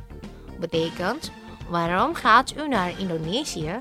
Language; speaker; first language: Dutch; non-native, learner; Indonesian